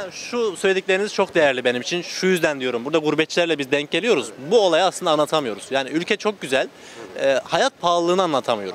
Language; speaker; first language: Turkish; native; Turkish